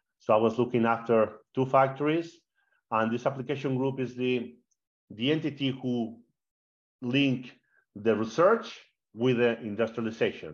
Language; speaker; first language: English; non-native, fluent; Spanish